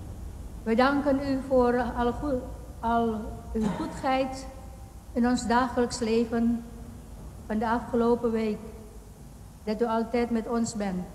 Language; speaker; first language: Dutch; non-native, fluent; Indonesian